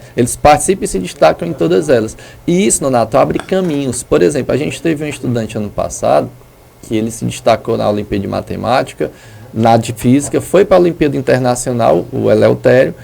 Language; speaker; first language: Portuguese; native; Portuguese